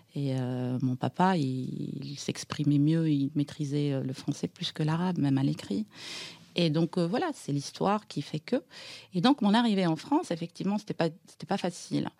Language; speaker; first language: French; non-native, local second language; Arabic